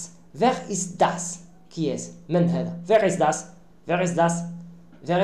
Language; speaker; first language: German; non-native, learner; Arabic